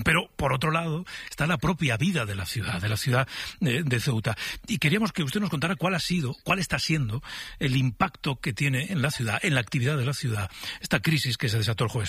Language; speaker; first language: Spanish; native; Spanish